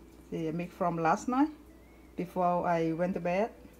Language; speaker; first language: English; non-native, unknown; Vietnamese